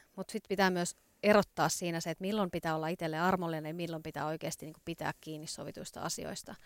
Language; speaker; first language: Finnish; native; Finnish